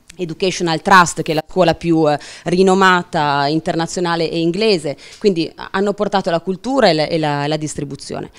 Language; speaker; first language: Italian; native; Italian